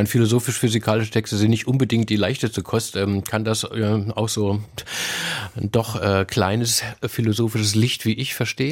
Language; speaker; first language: German; native; German